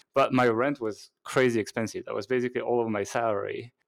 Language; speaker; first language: English; non-native, fluent; French